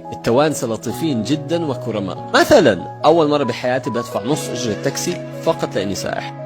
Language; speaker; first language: Arabic; native; Arabic